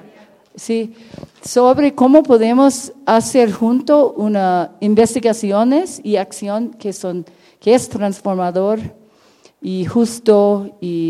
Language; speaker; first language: Spanish; non-native, fluent; English